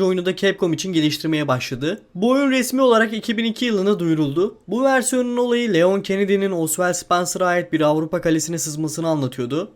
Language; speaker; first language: Turkish; native; Turkish